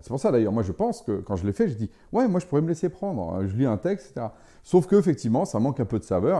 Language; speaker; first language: French; native; French